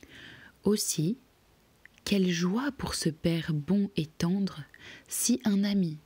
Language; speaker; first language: French; native; French